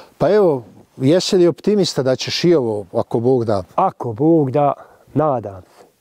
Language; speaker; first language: Bosnian; native; Bosnian